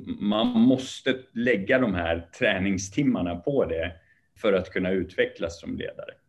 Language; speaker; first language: Swedish; early bilingual, other home language; Kurdish